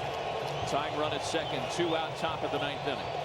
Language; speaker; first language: English; native; English